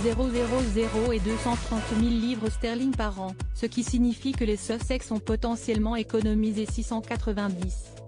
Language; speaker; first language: French; native; French